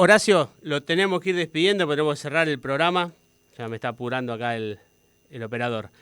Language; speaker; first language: Spanish; native; Spanish